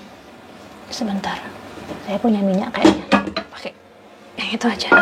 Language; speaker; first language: Indonesian; native; Indonesian